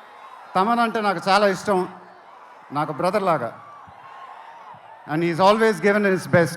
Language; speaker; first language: Telugu; native; Telugu